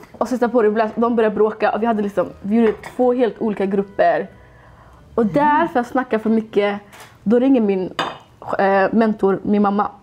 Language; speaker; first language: Swedish; early bilingual, other home language; Somali